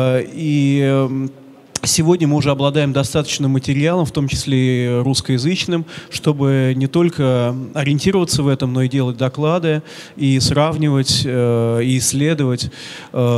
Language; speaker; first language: Russian; native; Russian